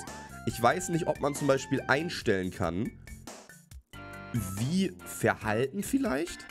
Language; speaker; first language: German; native; German